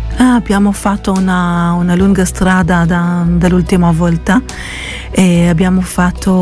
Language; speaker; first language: Italian; non-native, fluent; Hebrew